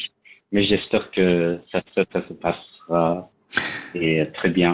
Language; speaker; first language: French; non-native, fluent; Persian